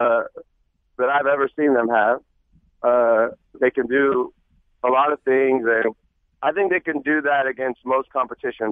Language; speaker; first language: English; native; English